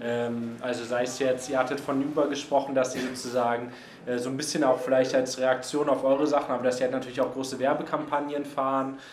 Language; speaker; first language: German; native; German